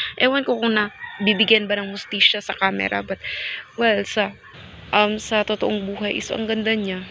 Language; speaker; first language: Filipino; non-native, local second language; Cebuano